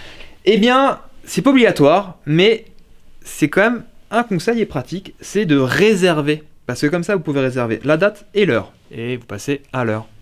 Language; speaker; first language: French; native; French